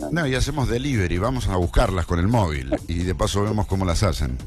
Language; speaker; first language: Spanish; native; Spanish